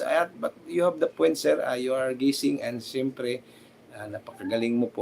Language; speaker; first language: English; non-native, local second language; Filipino